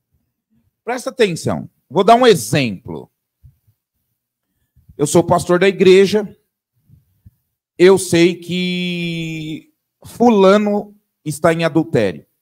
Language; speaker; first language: Portuguese; native; Portuguese